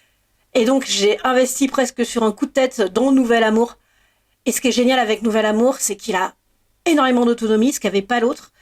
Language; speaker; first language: French; native; French